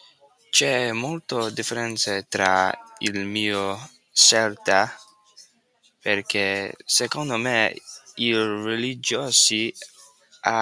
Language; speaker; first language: Italian; non-native, learner; English